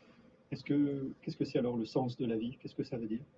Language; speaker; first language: French; native; French